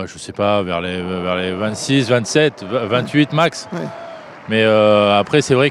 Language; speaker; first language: French; native; French